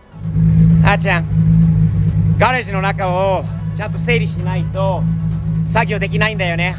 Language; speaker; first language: Japanese; native; Japanese